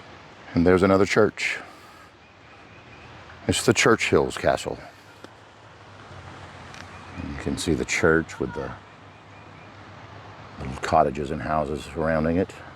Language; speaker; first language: English; native; English